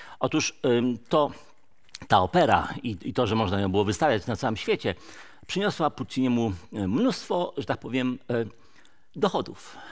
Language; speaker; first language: Polish; native; Polish